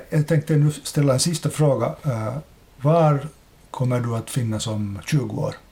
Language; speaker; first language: Swedish; native; Swedish